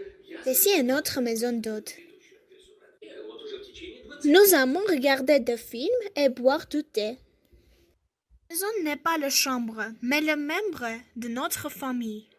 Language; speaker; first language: French; non-native, learner; Armenian